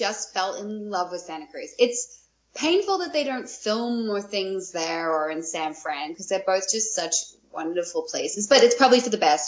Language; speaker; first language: English; native; English